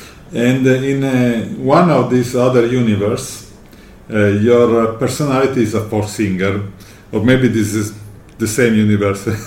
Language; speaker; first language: English; non-native, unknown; Italian